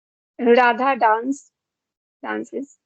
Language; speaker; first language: English; non-native, local second language; Hindi